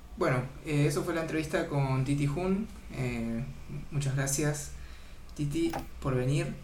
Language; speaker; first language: Spanish; native; Spanish